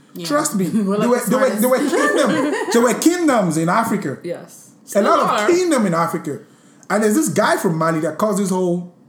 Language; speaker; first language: English; non-native, local second language; Yoruba